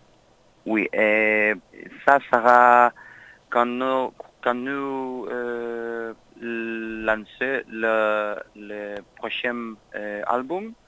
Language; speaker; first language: French; non-native, learner; Spanish